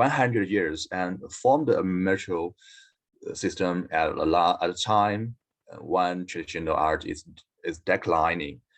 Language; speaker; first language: English; non-native, learner; Chinese